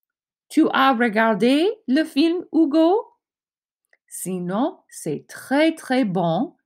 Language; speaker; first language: French; non-native, fluent; English